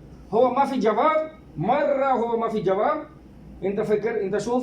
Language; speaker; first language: Arabic; non-native, learner; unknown